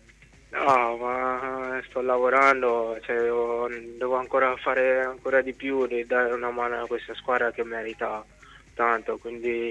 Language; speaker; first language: Italian; non-native, fluent; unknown